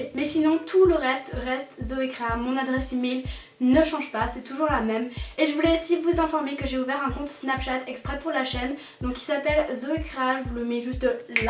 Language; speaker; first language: French; native; French